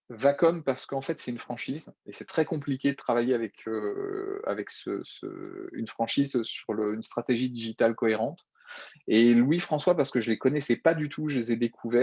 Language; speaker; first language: French; native; French